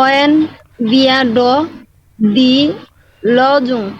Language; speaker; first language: German; non-native, learner; Bangla